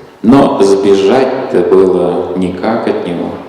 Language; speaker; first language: Russian; native; Russian